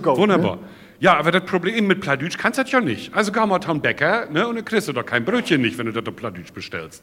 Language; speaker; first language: German; native; German